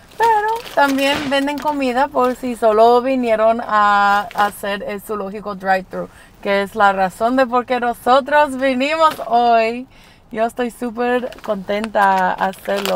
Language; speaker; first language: Spanish; early bilingual, heritage; English